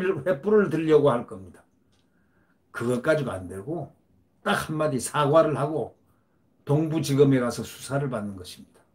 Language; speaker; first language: Korean; native; Korean